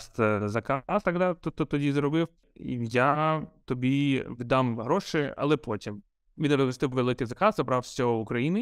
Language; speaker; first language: Ukrainian; non-native, local second language; Russian